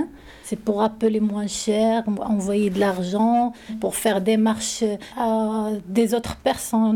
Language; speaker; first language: French; non-native, learner; Arabic